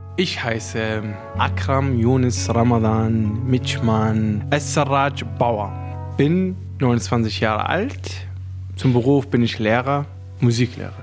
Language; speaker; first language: German; non-native, fluent; Arabic